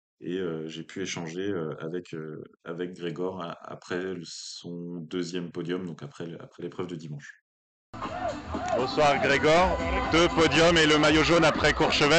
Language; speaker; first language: French; native; French